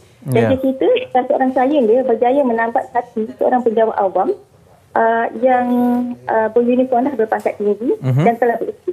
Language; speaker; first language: Malay; native; Malay